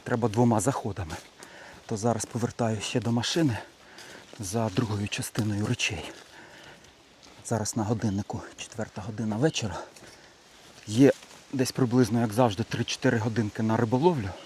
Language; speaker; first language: Ukrainian; native; Ukrainian